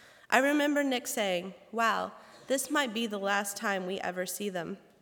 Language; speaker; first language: English; native; English